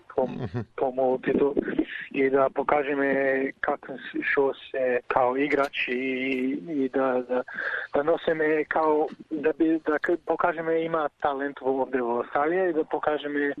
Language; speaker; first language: Macedonian; early bilingual, heritage; Macedonian